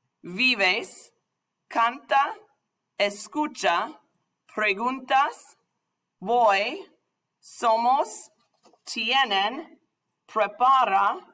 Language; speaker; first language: Spanish; non-native, fluent; English